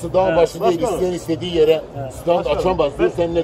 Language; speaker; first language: Turkish; native; Turkish